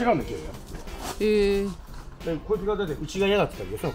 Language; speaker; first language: Japanese; native; Japanese